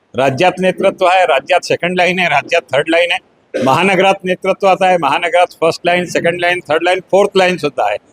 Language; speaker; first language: Marathi; non-native, local second language; Hindi